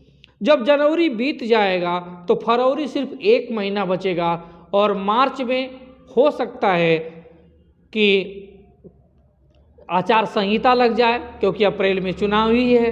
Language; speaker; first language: Hindi; native; Hindi